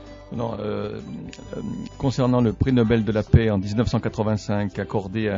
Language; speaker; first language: French; native; French